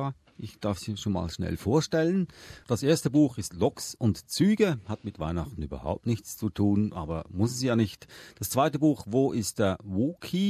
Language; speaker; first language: German; native; German